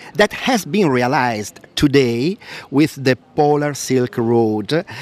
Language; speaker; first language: English; non-native, fluent; Italian